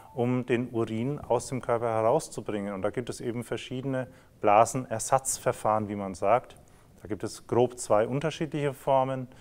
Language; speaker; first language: German; native; German